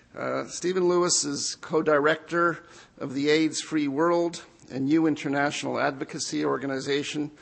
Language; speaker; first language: English; native; English